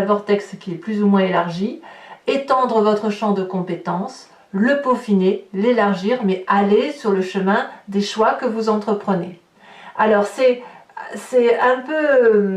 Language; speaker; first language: French; native; French